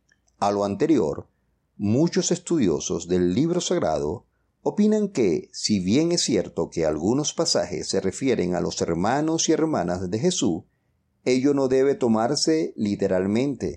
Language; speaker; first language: Spanish; native; Spanish